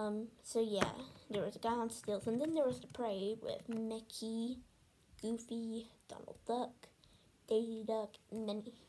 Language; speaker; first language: English; native; English